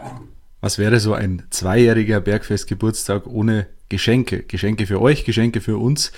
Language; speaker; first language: German; native; German